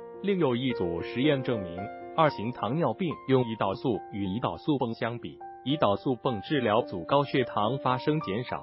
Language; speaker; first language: Chinese; native; Chinese